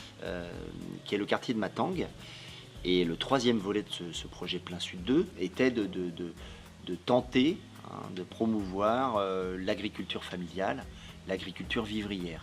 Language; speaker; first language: French; native; French